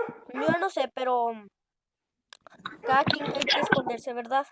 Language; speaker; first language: Spanish; native; Spanish